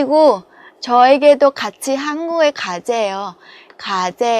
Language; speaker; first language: Korean; non-native, fluent; Vietnamese